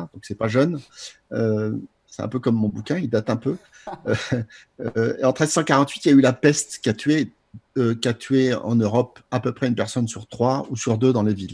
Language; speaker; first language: French; native; French